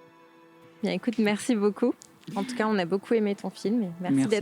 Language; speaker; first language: French; native; French